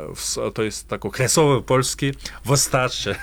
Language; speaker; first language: Polish; non-native, fluent; Russian